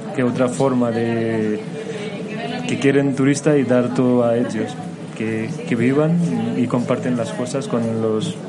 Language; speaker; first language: Spanish; non-native, fluent; Nepali